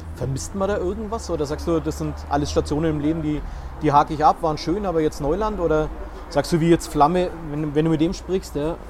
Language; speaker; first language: German; non-native, fluent; Spanish